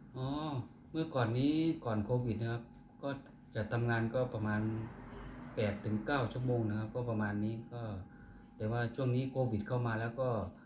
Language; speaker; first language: Thai; native; Thai